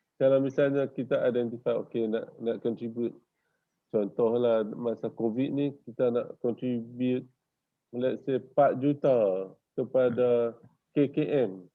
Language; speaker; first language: Malay; native; Malay